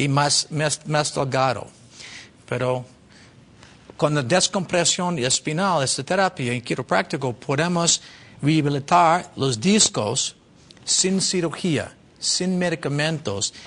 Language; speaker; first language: Spanish; non-native, learner; English